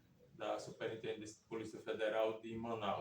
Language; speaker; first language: Portuguese; native; Portuguese